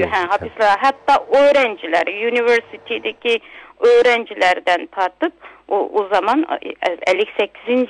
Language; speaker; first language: Turkish; non-native, local second language; Uyghur